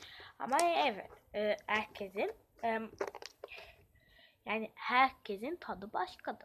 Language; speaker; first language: Turkish; early bilingual, heritage; Turkish